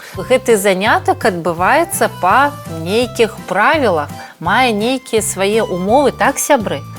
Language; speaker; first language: Belarusian; non-native, local second language; Russian